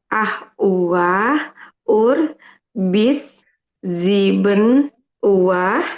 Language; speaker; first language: German; non-native, learner; Indonesian